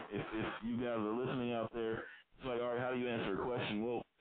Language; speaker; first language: English; native; English